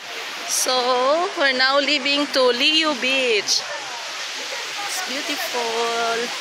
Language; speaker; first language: English; non-native, local second language; Filipino